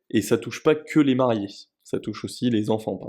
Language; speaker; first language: French; native; French